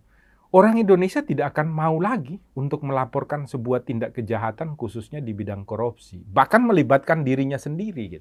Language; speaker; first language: Indonesian; native; Indonesian